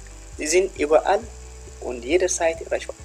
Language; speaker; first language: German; non-native, fluent; Tigrinya